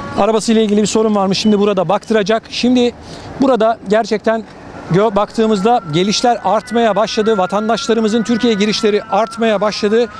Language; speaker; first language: Turkish; native; Turkish